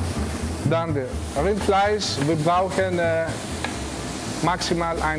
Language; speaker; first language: German; non-native, learner; Greek